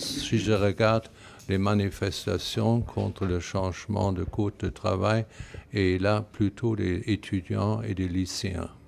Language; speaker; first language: French; non-native, fluent; German